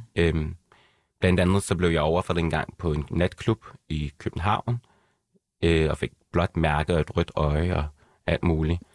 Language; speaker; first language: Danish; early bilingual, other home language; Arabic